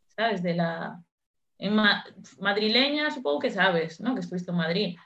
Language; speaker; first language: Spanish; native; Spanish